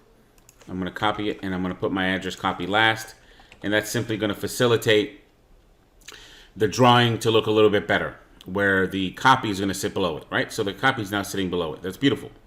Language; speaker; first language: English; native; English